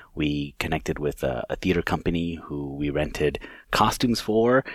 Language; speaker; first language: English; native; English